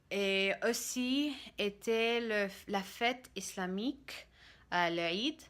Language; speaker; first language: French; non-native, learner; English